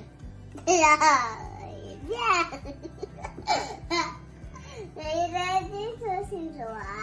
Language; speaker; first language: Chinese; early bilingual, heritage; Chinese